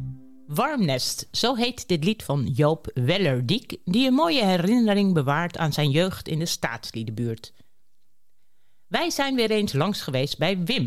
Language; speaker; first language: Dutch; native; Dutch